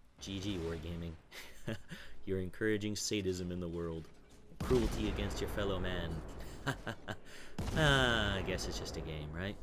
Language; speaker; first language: English; native; English